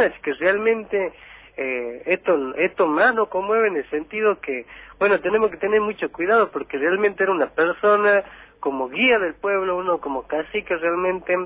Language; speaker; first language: Spanish; native; Spanish